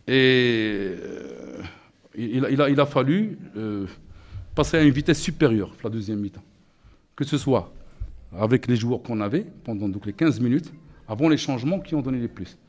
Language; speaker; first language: French; non-native, local second language; Arabic